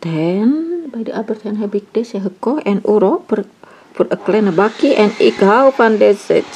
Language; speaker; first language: Dutch; non-native, learner; Indonesian